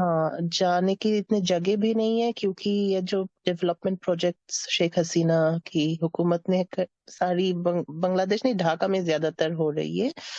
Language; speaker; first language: Hindi; non-native, fluent; Bangla